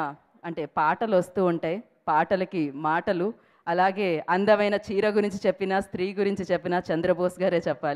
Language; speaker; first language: Telugu; native; Telugu